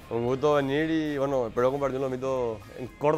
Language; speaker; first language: Spanish; native; Spanish